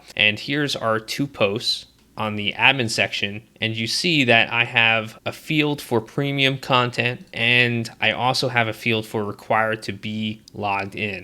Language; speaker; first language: English; native; English